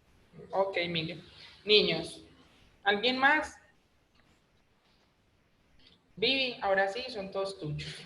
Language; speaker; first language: Spanish; native; Spanish